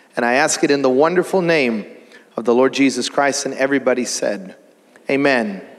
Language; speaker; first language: English; native; English